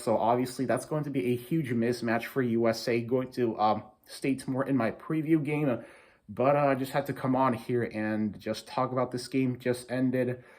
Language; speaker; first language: English; native; English